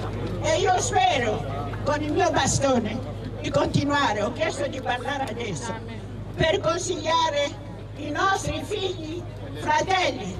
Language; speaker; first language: Italian; non-native, fluent; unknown